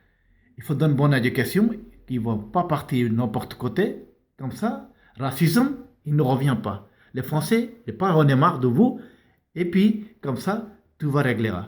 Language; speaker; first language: French; non-native, learner; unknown